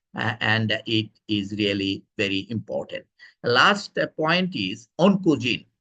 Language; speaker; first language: English; non-native, local second language; Bangla